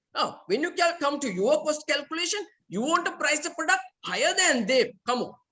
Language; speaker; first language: English; non-native, local second language; Sinhala